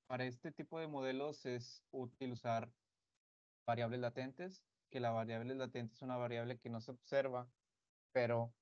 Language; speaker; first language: Spanish; native; Spanish